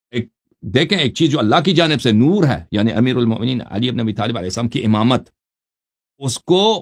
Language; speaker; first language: Urdu; native; Urdu